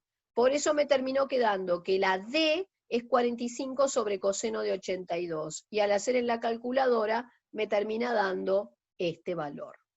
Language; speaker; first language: Spanish; native; Spanish